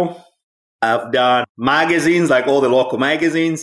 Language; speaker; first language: English; non-native, local second language; Swahili